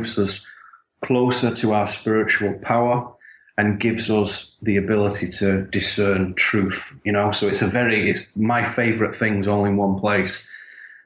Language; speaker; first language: English; native; English